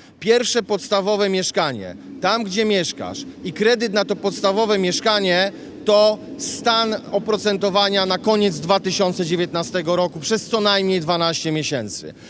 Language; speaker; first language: Polish; native; Polish